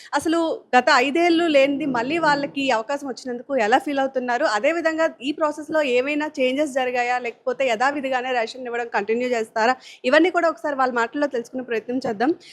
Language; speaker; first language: Telugu; native; Telugu